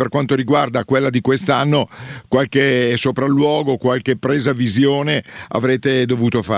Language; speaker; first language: Italian; native; Italian